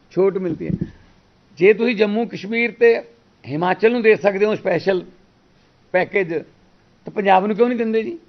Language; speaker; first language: Hindi; non-native, local second language; Punjabi